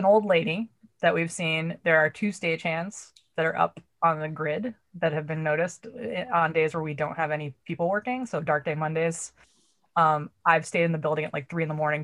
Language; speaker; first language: English; native; English